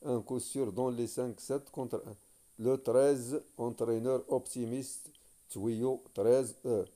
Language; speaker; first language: French; non-native, local second language; Arabic